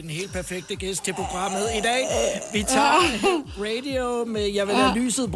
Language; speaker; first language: Danish; native; Danish